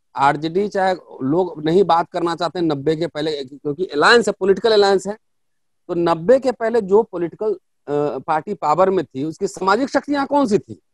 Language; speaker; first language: Hindi; native; Hindi